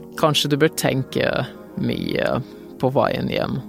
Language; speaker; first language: Norwegian; non-native, fluent; Polish